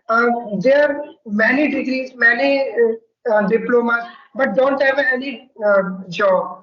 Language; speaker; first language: English; non-native, learner; Hindi